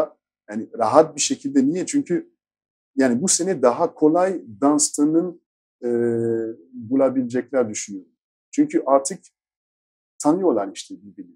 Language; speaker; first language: Turkish; non-native, fluent; French